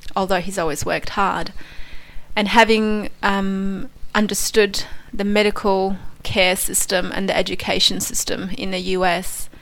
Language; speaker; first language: English; non-native, fluent; Polish